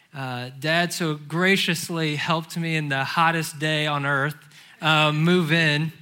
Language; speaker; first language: English; native; English